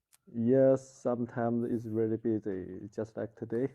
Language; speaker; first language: English; non-native, learner; Chinese